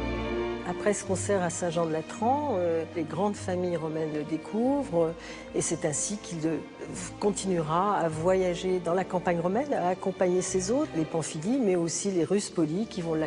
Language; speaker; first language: French; native; French